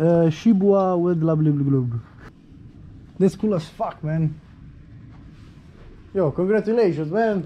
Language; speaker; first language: English; non-native, fluent; Italian